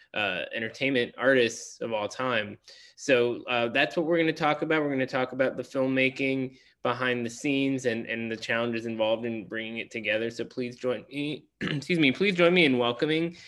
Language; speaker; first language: English; native; English